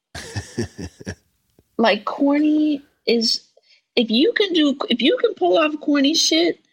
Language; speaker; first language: English; native; English